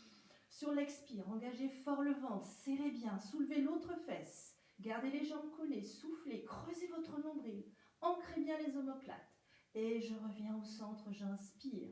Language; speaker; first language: French; native; French